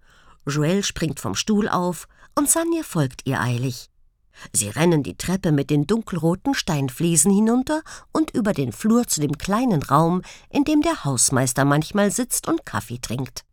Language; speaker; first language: German; native; German